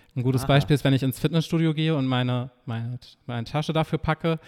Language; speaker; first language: German; native; German